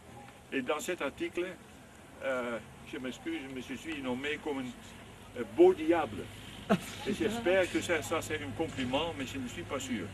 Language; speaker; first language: French; non-native, fluent; Dutch